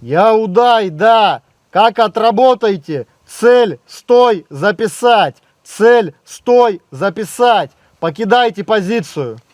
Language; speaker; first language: Russian; native; Russian